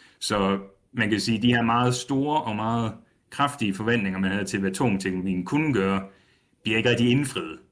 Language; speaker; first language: Danish; native; Danish